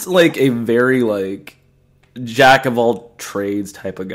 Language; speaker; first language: English; native; English